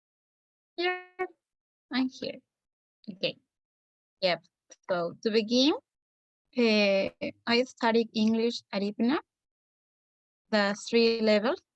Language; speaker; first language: English; non-native, learner; Spanish